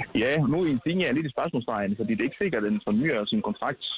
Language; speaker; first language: Danish; non-native, fluent; Italian